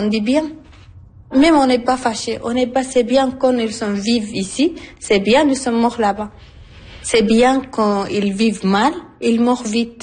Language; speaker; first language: French; non-native, learner; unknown